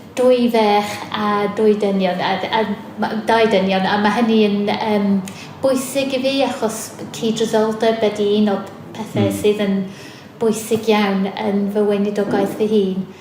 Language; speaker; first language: Welsh; non-native, fluent; English